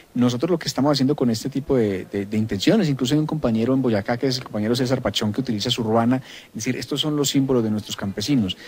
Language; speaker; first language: Spanish; native; Spanish